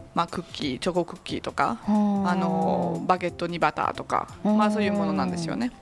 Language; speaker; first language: Japanese; non-native, fluent; French